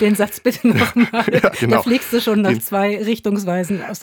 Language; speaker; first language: German; native; German